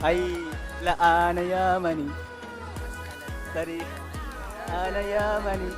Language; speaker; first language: Arabic; non-native, learner; Indonesian